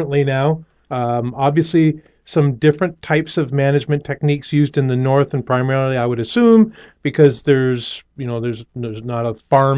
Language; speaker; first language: English; native; English